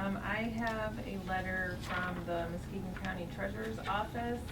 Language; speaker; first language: English; native; English